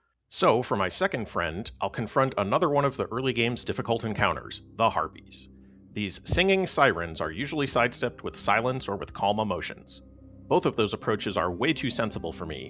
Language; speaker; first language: English; native; English